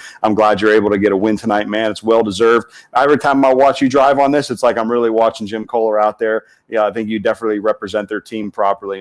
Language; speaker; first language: English; native; English